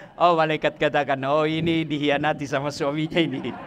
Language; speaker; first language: Indonesian; non-native, local second language; Buginese